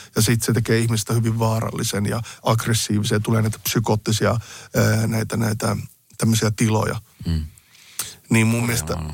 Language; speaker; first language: Finnish; early bilingual, other home language; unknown